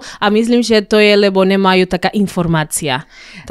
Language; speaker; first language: Slovak; non-native, fluent; Spanish